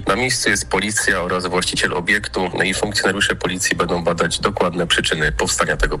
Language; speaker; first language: Polish; native; Polish